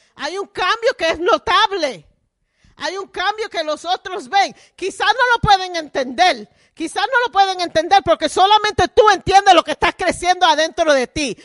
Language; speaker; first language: Spanish; early bilingual, heritage; Spanish